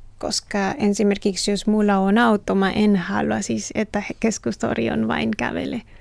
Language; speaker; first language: Finnish; non-native, learner; Spanish